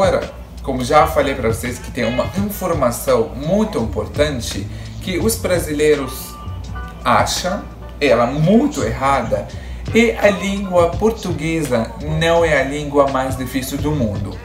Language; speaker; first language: Portuguese; non-native, fluent; Arabic